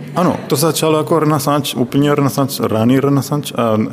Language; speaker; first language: Czech; non-native, learner; Spanish